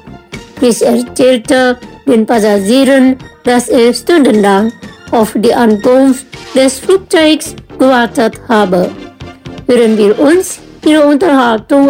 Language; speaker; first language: German; non-native, learner; Indonesian